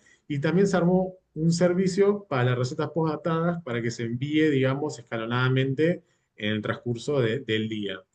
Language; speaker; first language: Spanish; native; Spanish